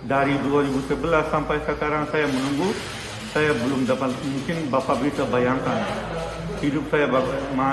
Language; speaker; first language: Indonesian; non-native, learner; Rohingya